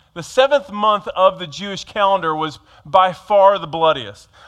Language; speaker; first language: English; native; English